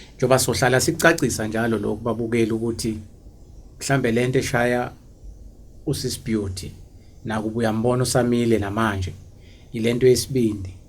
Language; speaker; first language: Zulu; native; Zulu